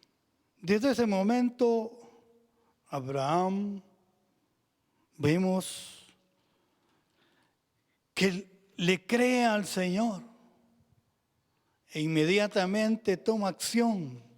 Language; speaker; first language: Spanish; native; Spanish